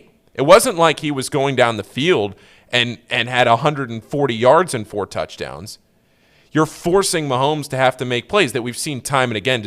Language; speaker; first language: English; native; English